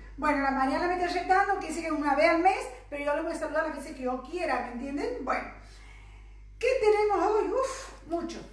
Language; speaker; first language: Spanish; native; Spanish